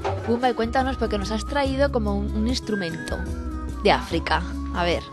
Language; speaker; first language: Spanish; native; Spanish